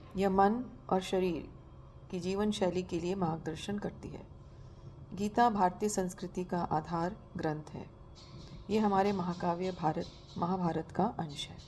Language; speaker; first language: Hindi; native; Hindi